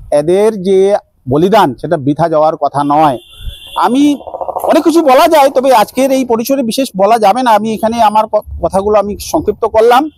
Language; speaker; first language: Bangla; non-native, local second language; Manipuri